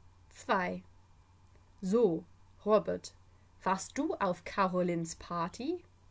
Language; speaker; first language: German; non-native, fluent; English